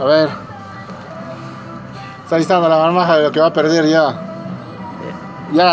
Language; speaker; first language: Spanish; native; Spanish